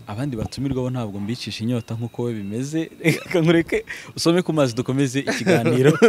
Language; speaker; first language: Kinyarwanda; native; Kinyarwanda